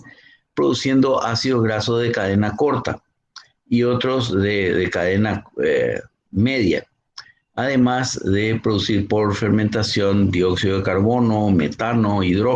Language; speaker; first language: Spanish; native; Spanish